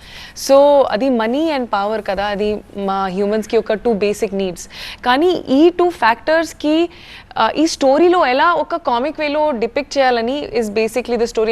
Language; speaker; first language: Telugu; non-native, fluent; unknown